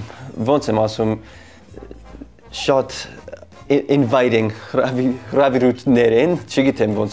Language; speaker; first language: Armenian; non-native, learner; English